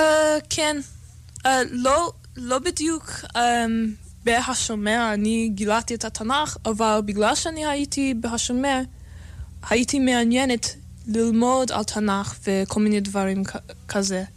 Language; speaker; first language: Hebrew; non-native, learner; English